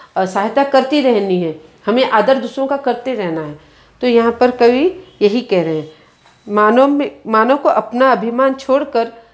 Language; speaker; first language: Hindi; non-native, local second language; Kannada